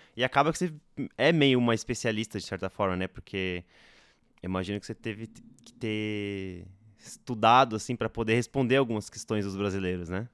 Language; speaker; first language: Portuguese; native; Portuguese